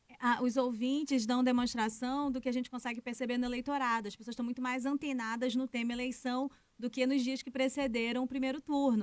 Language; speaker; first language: Portuguese; native; Portuguese